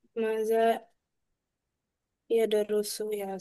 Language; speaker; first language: Arabic; non-native, learner; Indonesian